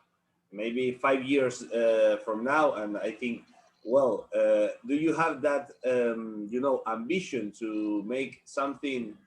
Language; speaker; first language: English; non-native, learner; Spanish